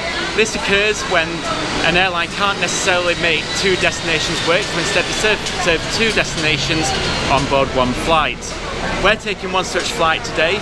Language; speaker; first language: English; native; English